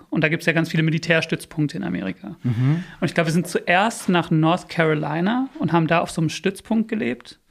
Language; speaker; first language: German; early bilingual, other home language; English